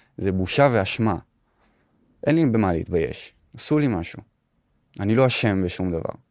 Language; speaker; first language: Hebrew; native; Hebrew